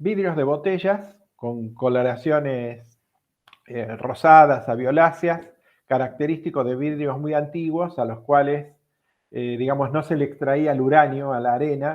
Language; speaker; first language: Spanish; native; Spanish